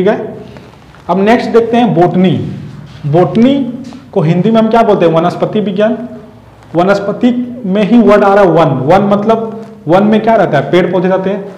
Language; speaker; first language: Hindi; native; Hindi